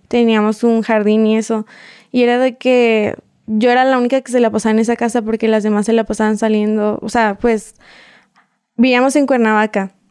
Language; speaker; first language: Spanish; native; Spanish